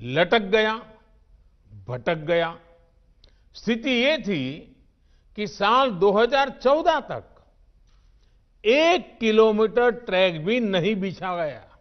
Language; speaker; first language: Hindi; native; Hindi